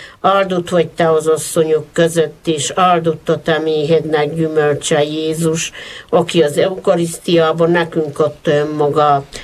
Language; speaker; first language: Hungarian; native; Hungarian